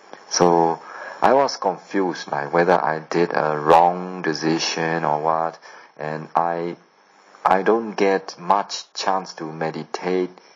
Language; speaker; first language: English; non-native, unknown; Burmese